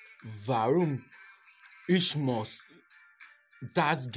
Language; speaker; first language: German; non-native, learner; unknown